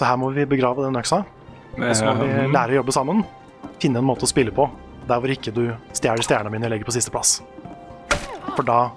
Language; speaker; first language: Norwegian; native; Norwegian